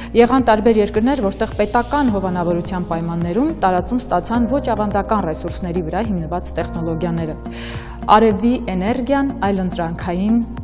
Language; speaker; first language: Armenian; native; Armenian